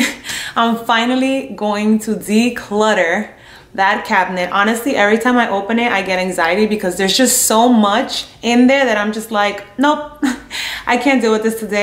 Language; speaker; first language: English; native; English